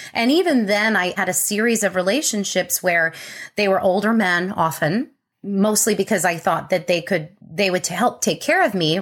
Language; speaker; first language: English; native; English